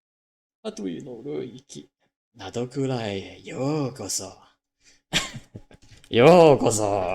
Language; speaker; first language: Japanese; non-native, learner; English